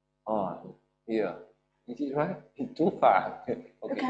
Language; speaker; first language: English; non-native, learner; Vietnamese